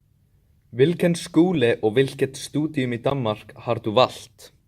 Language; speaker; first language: Danish; non-native, learner; Icelandic